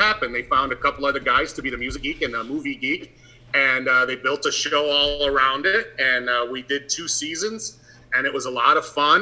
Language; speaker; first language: English; native; English